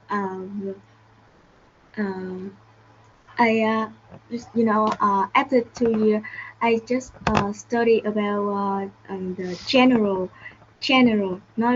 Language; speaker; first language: English; non-native, learner; Vietnamese